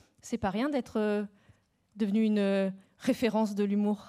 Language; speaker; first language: French; native; French